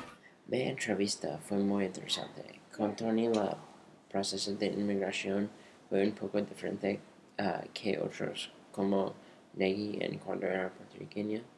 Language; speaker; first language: Spanish; non-native, learner; English